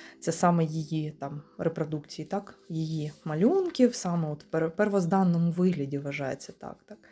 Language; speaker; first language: Ukrainian; non-native, local second language; Russian